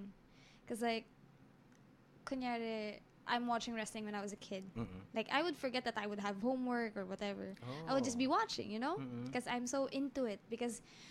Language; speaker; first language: English; non-native, local second language; Filipino